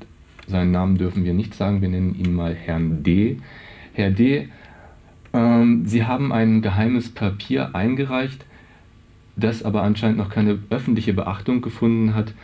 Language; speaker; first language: German; native; German